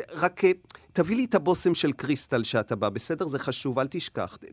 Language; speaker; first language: Hebrew; native; Hebrew